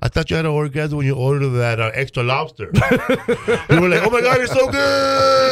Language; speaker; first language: English; early bilingual, other home language; Spanish